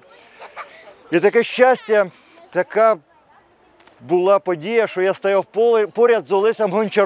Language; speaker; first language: Ukrainian; native; Ukrainian